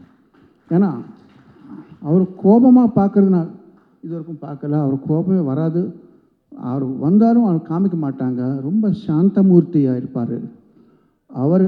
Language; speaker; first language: Tamil; non-native, local second language; Telugu